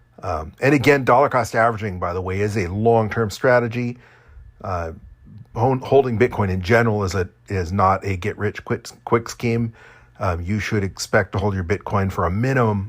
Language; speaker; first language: English; native; English